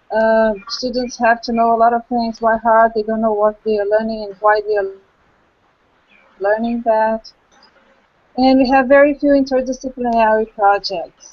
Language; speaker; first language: English; non-native, local second language; Portuguese